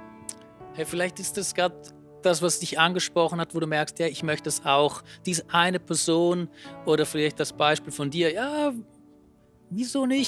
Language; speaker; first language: German; native; German